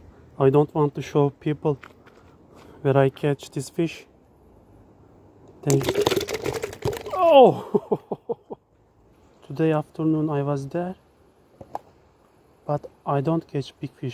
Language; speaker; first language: English; non-native, learner; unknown